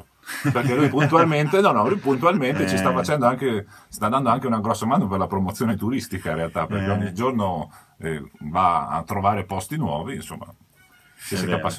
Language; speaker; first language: Italian; native; Italian